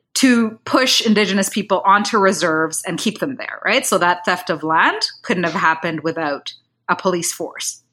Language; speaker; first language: English; non-native, local second language; Kinyarwanda